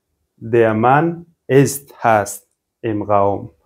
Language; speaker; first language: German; non-native, fluent; Persian